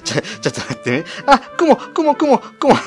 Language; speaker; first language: Japanese; native; Japanese